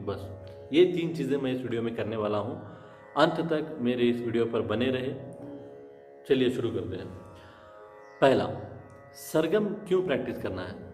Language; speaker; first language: Hindi; non-native, local second language; Kannada